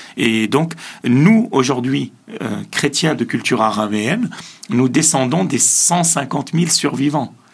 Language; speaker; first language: French; early bilingual, other home language; Assyrian Neo-Aramaic